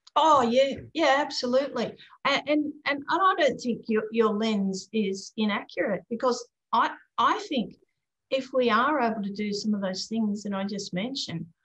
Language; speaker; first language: English; native; English